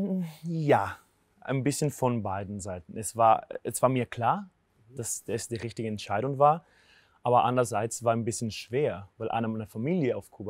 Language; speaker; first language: German; non-native, fluent; Spanish